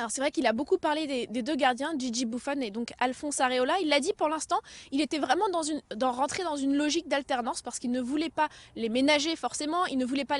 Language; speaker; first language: French; native; French